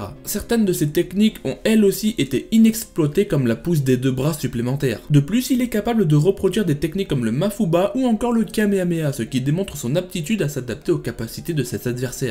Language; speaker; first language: French; native; French